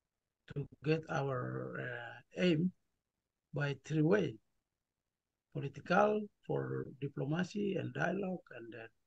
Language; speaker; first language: English; non-native, learner; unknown